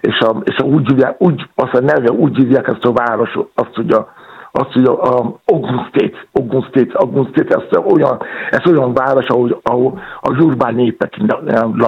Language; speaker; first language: Hungarian; non-native, fluent; Yoruba